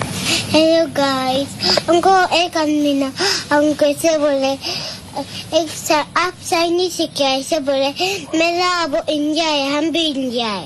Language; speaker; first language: Hindi; non-native, local second language; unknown